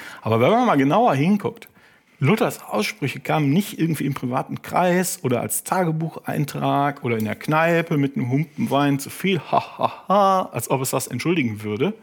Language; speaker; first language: German; native; German